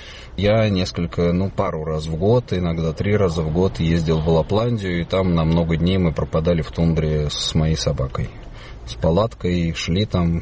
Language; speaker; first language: Russian; native; Russian